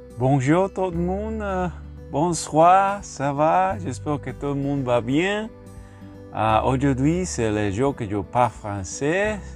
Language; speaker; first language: French; non-native, learner; Spanish